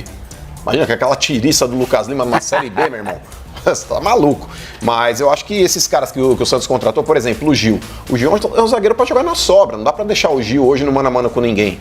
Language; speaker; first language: Portuguese; native; Portuguese